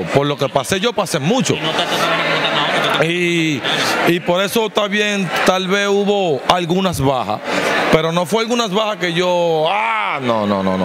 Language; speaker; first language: Spanish; native; Spanish